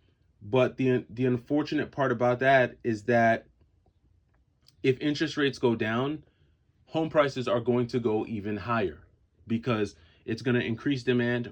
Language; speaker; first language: English; native; English